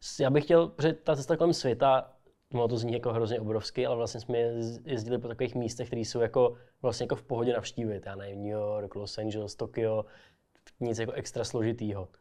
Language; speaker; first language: Czech; native; Czech